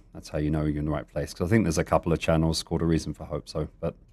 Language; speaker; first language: English; native; English